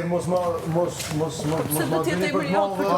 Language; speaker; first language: Albanian; native; Albanian